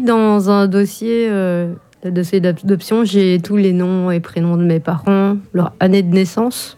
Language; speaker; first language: French; native; French